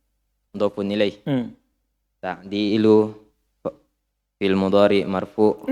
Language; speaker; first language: Arabic; non-native, learner; Indonesian